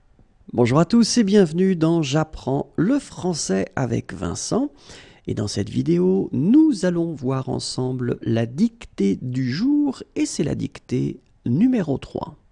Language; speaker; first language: French; native; French